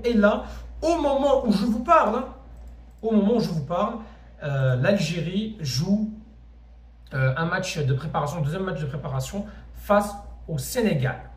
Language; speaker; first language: French; native; French